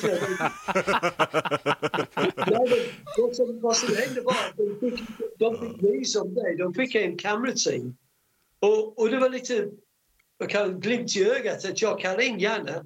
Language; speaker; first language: Swedish; non-native, fluent; English